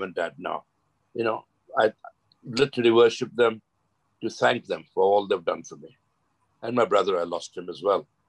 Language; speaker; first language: English; non-native, local second language; Gujarati